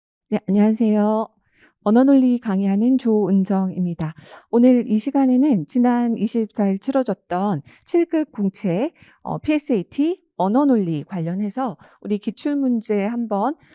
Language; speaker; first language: Korean; native; Korean